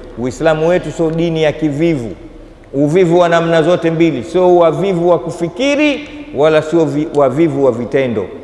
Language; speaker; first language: Swahili; native; Swahili